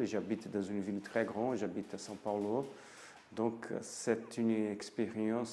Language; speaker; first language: French; non-native, fluent; Portuguese